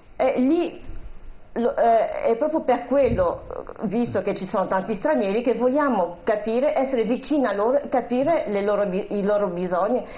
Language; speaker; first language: Italian; non-native, fluent; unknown